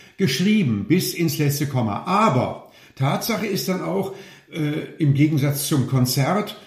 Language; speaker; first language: German; native; German